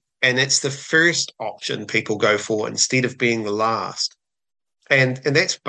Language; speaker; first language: English; native; English